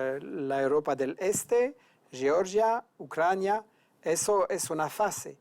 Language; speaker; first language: Spanish; non-native, fluent; French